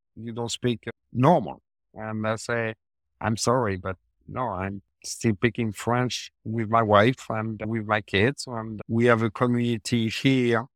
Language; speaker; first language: English; non-native, learner; French